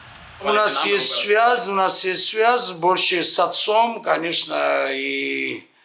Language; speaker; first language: Russian; non-native, fluent; Georgian